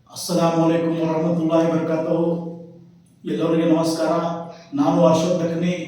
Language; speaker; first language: Kannada; non-native, local second language; Urdu